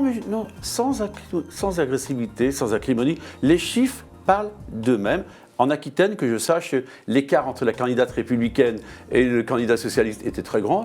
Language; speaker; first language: French; native; French